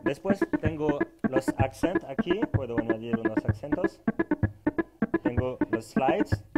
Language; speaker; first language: Spanish; non-native, fluent; French